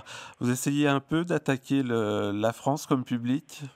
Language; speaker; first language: French; native; French